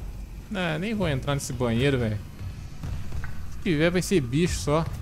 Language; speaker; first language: Portuguese; native; Portuguese